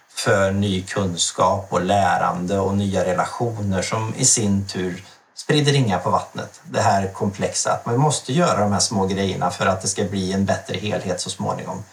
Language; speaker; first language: Swedish; native; Swedish